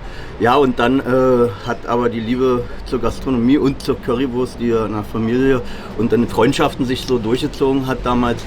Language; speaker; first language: German; native; German